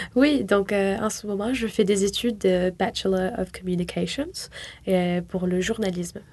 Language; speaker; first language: French; native; French